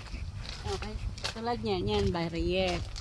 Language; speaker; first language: Filipino; native; Filipino